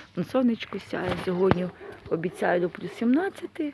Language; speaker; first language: Ukrainian; non-native, local second language; Russian